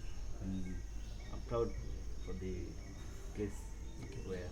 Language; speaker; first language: English; non-native, local second language; Swahili